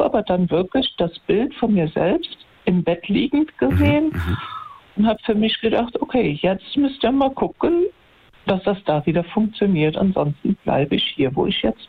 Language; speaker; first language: German; native; German